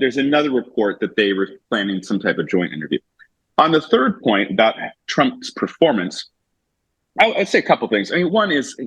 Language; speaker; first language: English; native; English